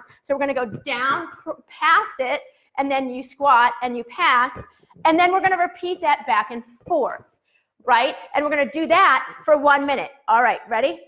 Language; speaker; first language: English; native; English